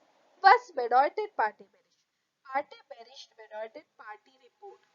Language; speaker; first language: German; non-native, fluent; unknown